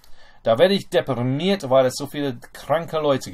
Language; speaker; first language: German; non-native, fluent; English